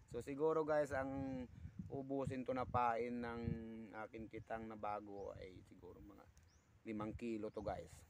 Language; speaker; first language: Filipino; non-native, local second language; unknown